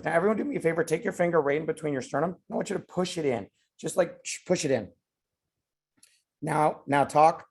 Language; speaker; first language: English; native; English